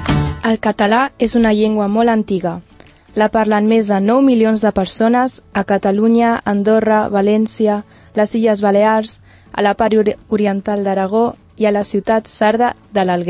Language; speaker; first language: Catalan; non-native, learner; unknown